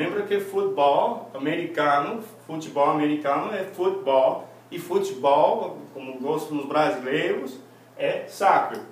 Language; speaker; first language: Portuguese; non-native, fluent; English